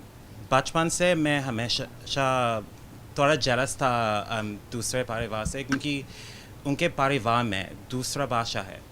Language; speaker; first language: Hindi; non-native, fluent; English